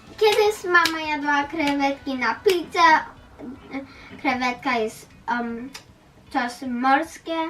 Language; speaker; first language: Polish; early bilingual, heritage; Polish